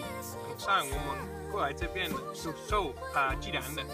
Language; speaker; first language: Chinese; non-native, learner; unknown